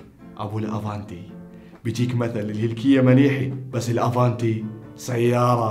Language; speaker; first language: Arabic; native; Arabic